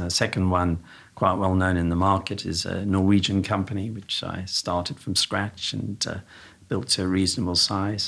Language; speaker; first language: English; native; English